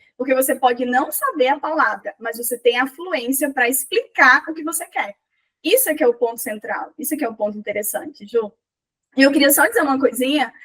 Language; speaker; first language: Portuguese; native; Portuguese